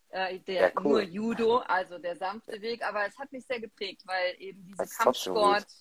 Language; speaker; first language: German; native; German